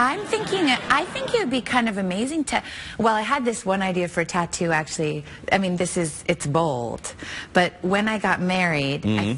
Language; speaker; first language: English; native; English